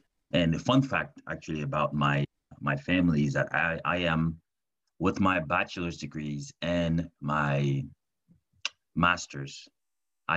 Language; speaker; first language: English; non-native, local second language; French